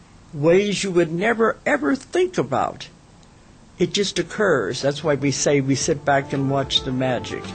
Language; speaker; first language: English; native; English